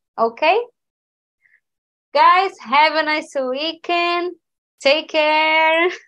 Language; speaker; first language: English; non-native, learner; Portuguese